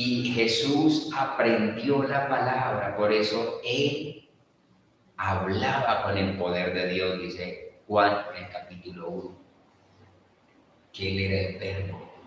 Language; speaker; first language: Spanish; native; Spanish